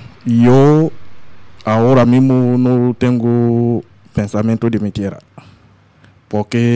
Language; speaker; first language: Spanish; non-native, learner; French